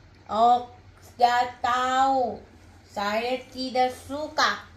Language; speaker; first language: Indonesian; non-native, learner; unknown